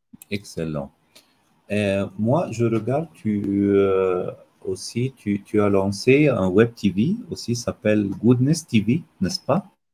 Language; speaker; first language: French; non-native, fluent; Arabic